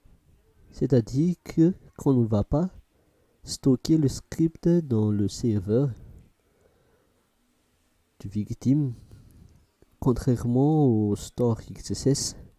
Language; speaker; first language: French; non-native, fluent; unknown